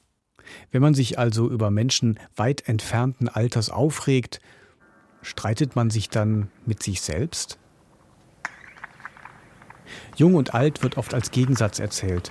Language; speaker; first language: German; native; German